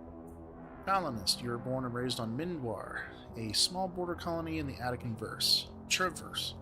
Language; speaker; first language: English; native; English